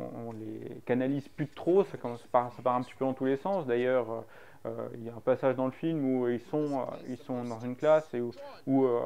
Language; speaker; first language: French; native; French